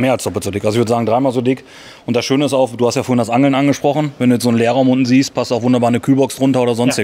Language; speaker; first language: German; native; German